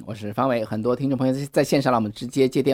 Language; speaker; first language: Chinese; native; Chinese